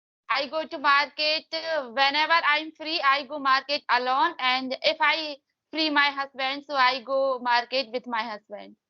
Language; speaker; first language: English; non-native, learner; Hindi